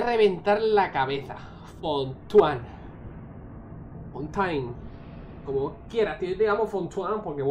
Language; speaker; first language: Spanish; native; Spanish